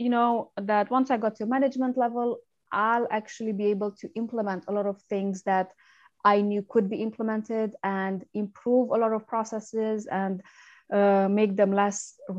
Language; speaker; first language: English; non-native, fluent; Romanian